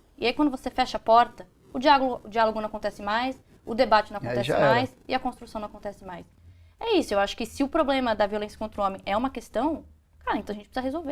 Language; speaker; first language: Portuguese; native; Portuguese